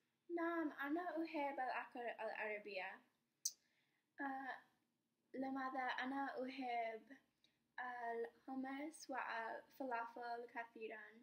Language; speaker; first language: Arabic; non-native, learner; English